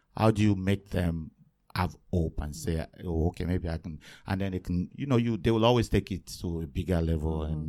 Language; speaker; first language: English; non-native, local second language; Yoruba